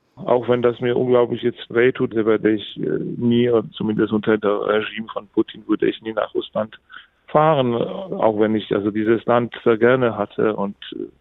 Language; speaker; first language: German; non-native, fluent; Polish